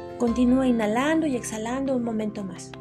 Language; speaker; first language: Spanish; native; Spanish